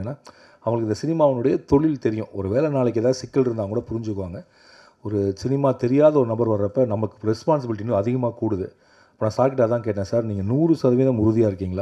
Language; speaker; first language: Tamil; native; Tamil